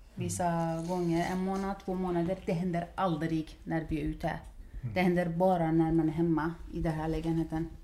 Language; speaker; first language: Swedish; non-native, fluent; Persian